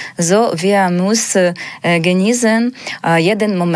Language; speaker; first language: German; non-native, learner; Ukrainian